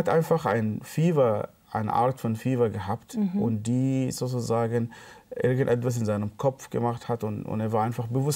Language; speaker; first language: German; non-native, fluent; Arabic